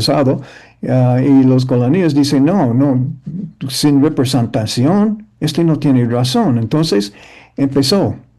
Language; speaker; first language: Spanish; early bilingual, heritage; English